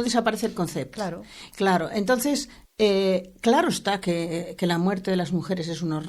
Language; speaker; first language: Spanish; native; Spanish